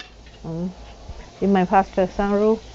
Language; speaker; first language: English; non-native, learner; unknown